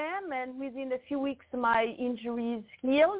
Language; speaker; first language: English; non-native, fluent; French